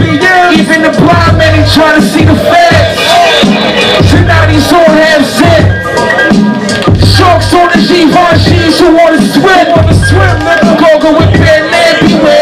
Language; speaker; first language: English; native; English